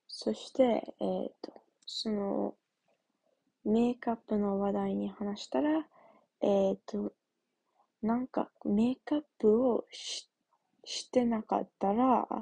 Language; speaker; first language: Japanese; non-native, learner; English